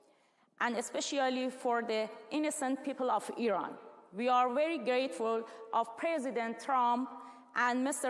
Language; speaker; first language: English; non-native, learner; Persian